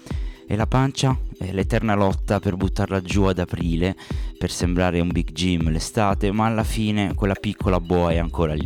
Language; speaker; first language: Italian; native; Italian